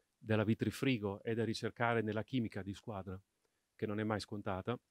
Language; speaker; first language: Italian; native; Italian